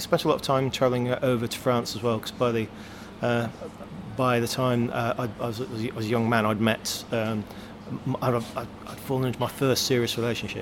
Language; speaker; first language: English; native; English